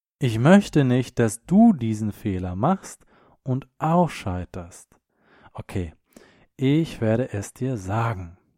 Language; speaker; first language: German; native; German